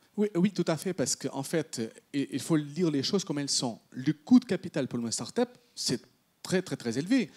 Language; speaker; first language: French; non-native, fluent; Portuguese